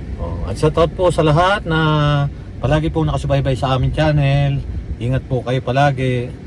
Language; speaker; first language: Filipino; native; Filipino